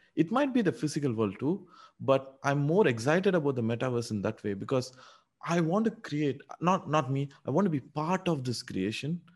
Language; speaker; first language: English; non-native, local second language; Tamil